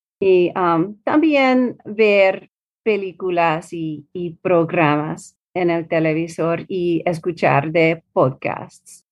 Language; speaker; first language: Spanish; non-native, learner; English